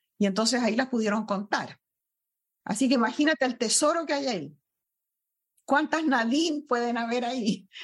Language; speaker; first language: Spanish; native; Spanish